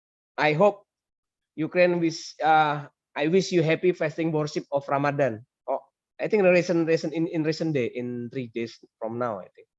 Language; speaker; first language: English; non-native, learner; Indonesian